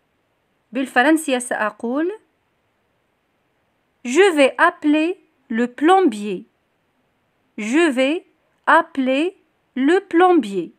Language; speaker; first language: French; non-native, local second language; Arabic